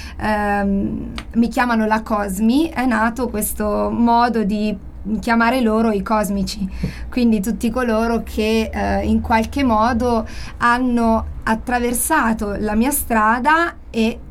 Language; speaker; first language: Italian; native; Italian